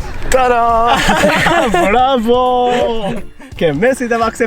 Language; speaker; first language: French; non-native, learner; Japanese